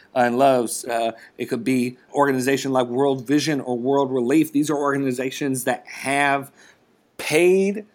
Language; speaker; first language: English; native; English